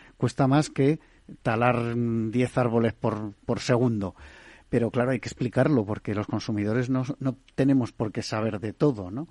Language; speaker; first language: Spanish; native; Spanish